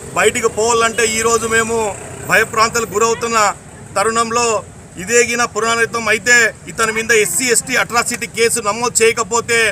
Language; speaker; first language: Telugu; non-native, local second language; Lambadi